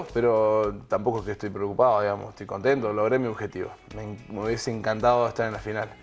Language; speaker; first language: Spanish; native; Spanish